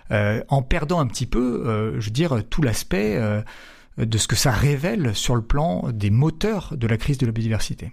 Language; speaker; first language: French; native; French